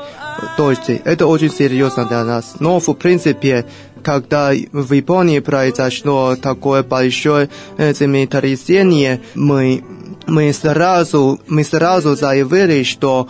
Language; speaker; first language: Russian; non-native, fluent; Chinese